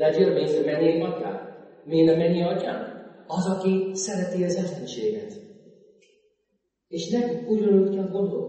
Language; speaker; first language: Hungarian; non-native, fluent; English